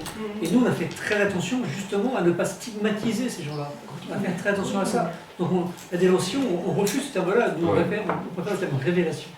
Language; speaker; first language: French; native; French